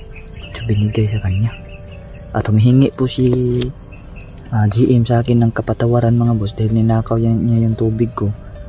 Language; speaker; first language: Filipino; non-native, local second language; Cebuano